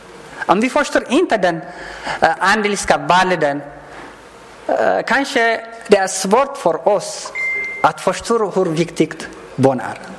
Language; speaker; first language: Swedish; non-native, learner; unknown